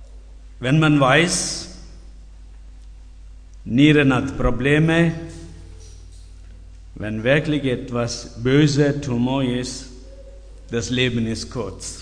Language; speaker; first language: German; non-native, learner; Tamil